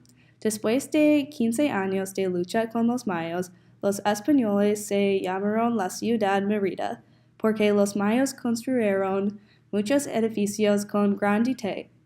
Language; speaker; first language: Spanish; non-native, learner; English